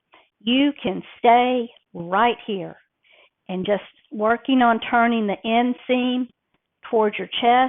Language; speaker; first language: English; native; English